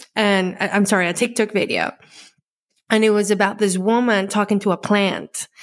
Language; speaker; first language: English; non-native, fluent; Spanish